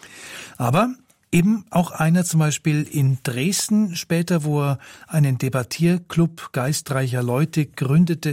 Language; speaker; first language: German; native; German